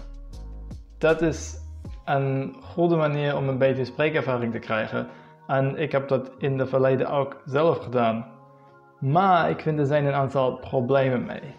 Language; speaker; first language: Dutch; non-native, fluent; English